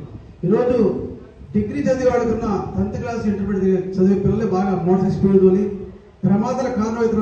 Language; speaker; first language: Telugu; native; Telugu